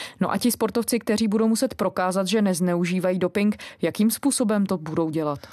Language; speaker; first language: Czech; native; Czech